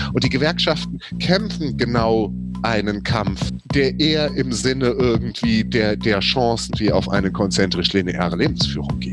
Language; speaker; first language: German; native; German